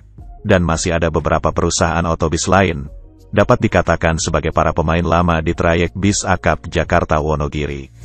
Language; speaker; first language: Indonesian; native; Indonesian